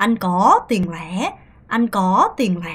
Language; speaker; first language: Vietnamese; non-native, fluent; Korean